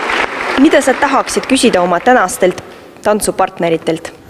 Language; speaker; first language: Estonian; native; Estonian